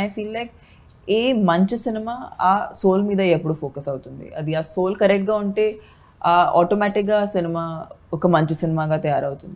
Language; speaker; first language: Telugu; non-native, fluent; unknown